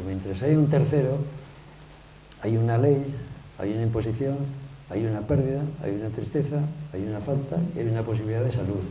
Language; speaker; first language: Spanish; native; Spanish